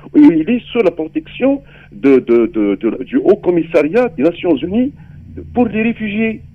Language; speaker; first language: French; non-native, local second language; Arabic